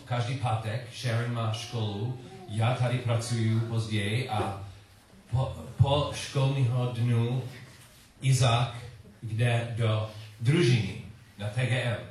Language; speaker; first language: Czech; non-native, learner; English